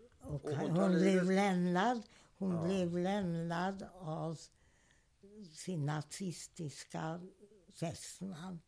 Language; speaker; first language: Swedish; non-native, fluent; Hungarian